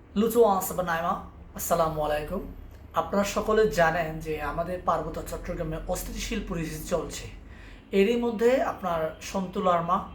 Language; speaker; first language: Bangla; non-native, local second language; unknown